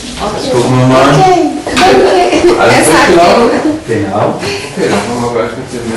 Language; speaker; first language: German; native; German